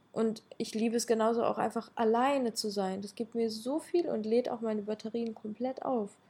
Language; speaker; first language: German; early bilingual, other home language; Russian